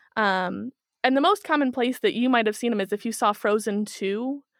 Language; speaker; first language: English; native; English